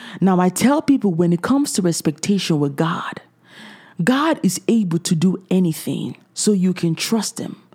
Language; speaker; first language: English; native; English